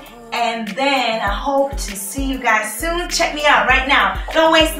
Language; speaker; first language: English; non-native, fluent; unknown